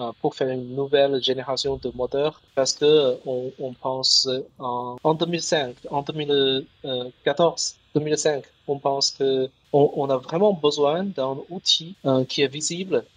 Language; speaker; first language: French; non-native, learner; Chinese